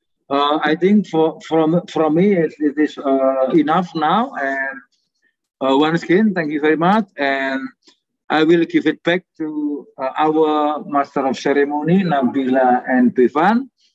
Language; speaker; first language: English; non-native, fluent; Indonesian